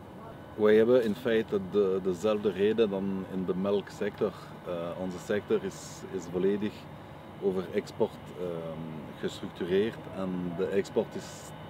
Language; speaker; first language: Dutch; non-native, local second language; French